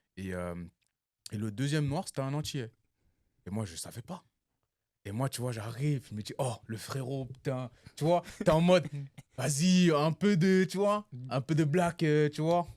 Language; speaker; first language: French; early bilingual, other home language; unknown